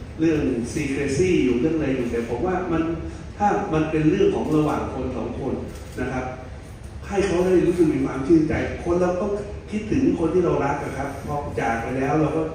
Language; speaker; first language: Thai; native; Thai